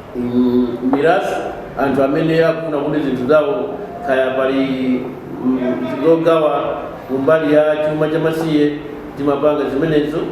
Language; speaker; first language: Nyanja; non-native, local second language; Yao